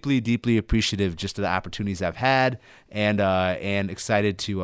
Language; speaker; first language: English; early bilingual, other home language; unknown